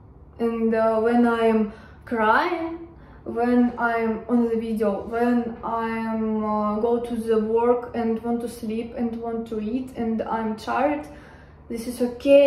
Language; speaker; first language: English; non-native, learner; Russian